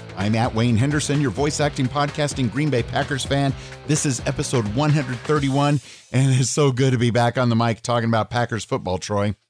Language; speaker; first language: English; native; English